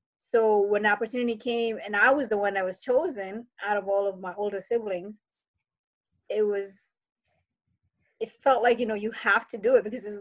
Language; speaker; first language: English; early bilingual, other home language; Fula